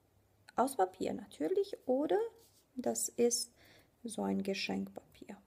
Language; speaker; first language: German; non-native, fluent; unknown